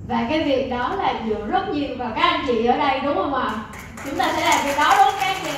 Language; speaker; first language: Vietnamese; native; Vietnamese